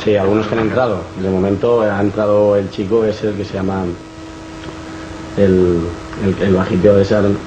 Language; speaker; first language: Spanish; native; Spanish